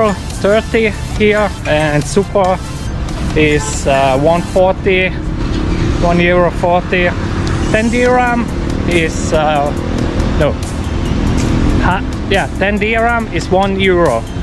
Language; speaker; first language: English; non-native, fluent; German